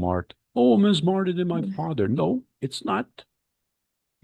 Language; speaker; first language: English; non-native, fluent; Portuguese